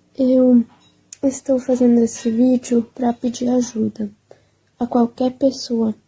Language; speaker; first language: Portuguese; early bilingual, heritage; Portuguese